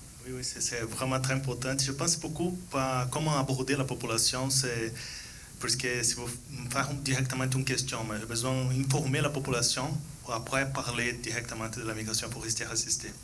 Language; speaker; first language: French; non-native, fluent; Portuguese